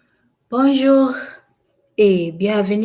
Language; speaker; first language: French; non-native, learner; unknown